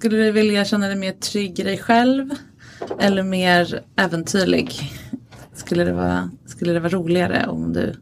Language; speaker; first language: Swedish; native; Swedish